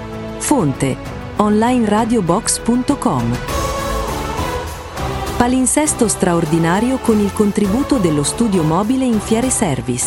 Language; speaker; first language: Italian; native; Italian